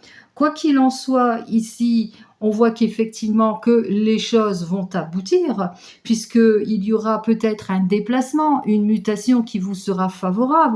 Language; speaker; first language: French; native; French